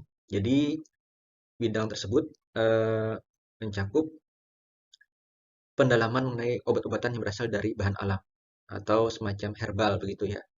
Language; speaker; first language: Indonesian; native; Indonesian